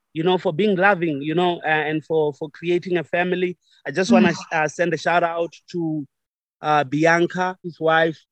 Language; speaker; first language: English; non-native, local second language; Venda